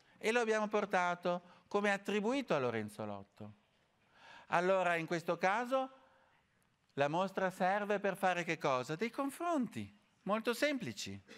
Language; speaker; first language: Italian; native; Italian